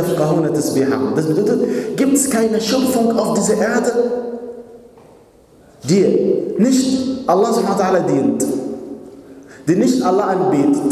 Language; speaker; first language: German; non-native, fluent; Arabic